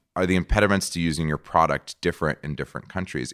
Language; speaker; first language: English; non-native, fluent; Portuguese